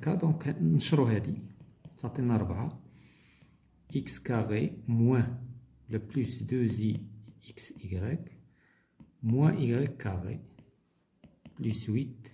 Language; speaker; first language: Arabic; native; Arabic